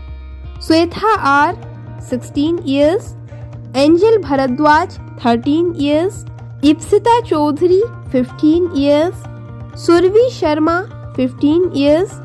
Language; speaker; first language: English; non-native, local second language; Hindi